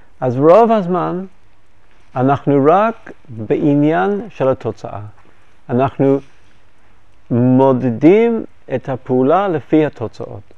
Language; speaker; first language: Hebrew; non-native, fluent; English